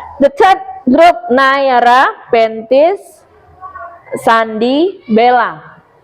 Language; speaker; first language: English; non-native, local second language; Indonesian